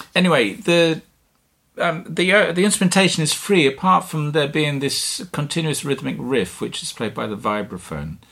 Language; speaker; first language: English; native; English